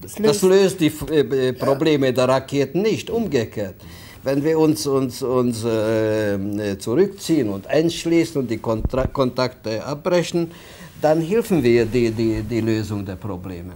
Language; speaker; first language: German; non-native, fluent; Hungarian